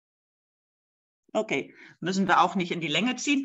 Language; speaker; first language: German; native; German